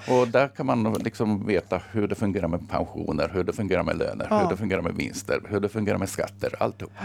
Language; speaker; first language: Swedish; early bilingual, other home language; Finnish